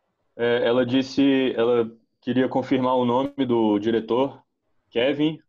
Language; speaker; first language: Spanish; non-native, learner; Portuguese